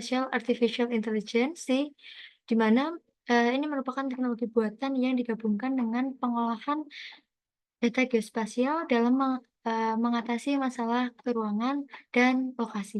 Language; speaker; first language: Indonesian; native; Indonesian